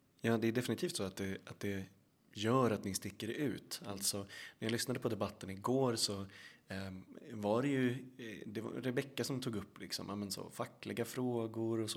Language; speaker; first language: Swedish; native; Swedish